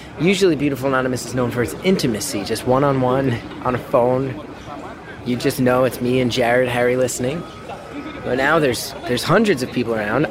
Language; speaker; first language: English; native; English